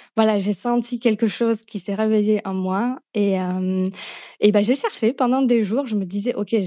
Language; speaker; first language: French; non-native, fluent; Slovak